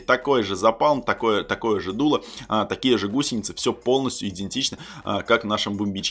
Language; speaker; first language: Russian; native; Russian